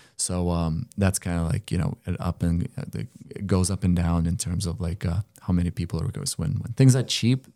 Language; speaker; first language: English; non-native, fluent; Lithuanian